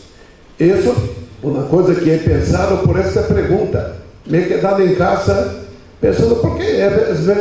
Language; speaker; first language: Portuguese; non-native, learner; Spanish